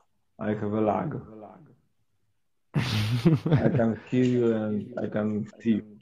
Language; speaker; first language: English; non-native, learner; Polish